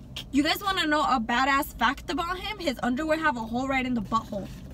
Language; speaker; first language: English; early bilingual, other home language; Spanish